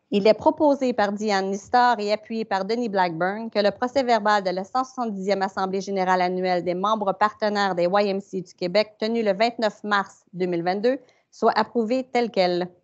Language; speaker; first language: French; native; French